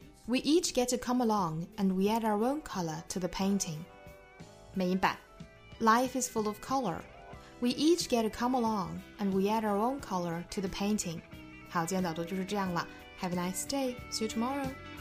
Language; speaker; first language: English; non-native, fluent; Chinese